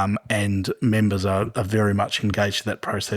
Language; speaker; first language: English; native; English